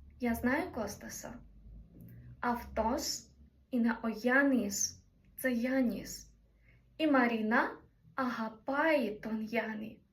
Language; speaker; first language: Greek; non-native, fluent; Ukrainian